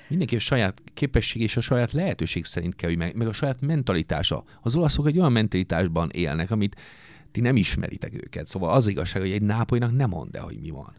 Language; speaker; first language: Hungarian; non-native, fluent; Italian